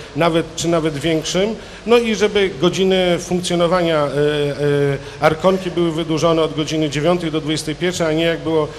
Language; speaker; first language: Polish; native; Polish